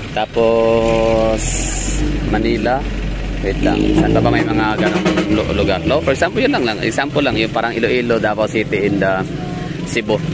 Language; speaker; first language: Filipino; non-native, local second language; Cebuano